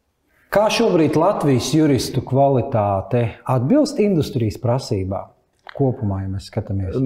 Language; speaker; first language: Latvian; native; Latvian